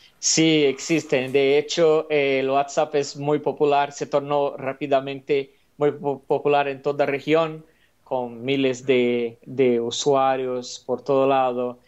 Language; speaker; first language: Spanish; non-native, fluent; Portuguese